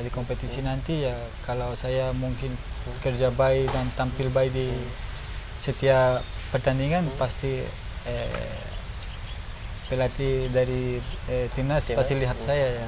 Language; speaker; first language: Indonesian; non-native, learner; Spanish